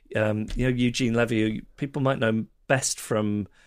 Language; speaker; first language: English; native; English